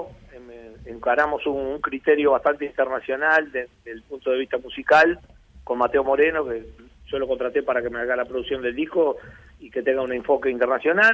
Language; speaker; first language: Spanish; native; Spanish